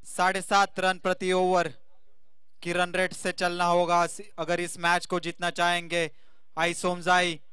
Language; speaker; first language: Hindi; non-native, local second language; Marathi